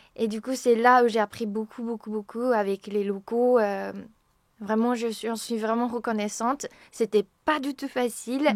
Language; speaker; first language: French; non-native, fluent; Japanese